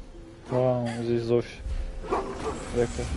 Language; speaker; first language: German; non-native, learner; Russian